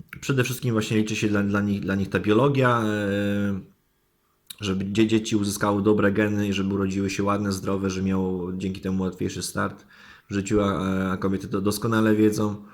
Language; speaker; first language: Polish; native; Polish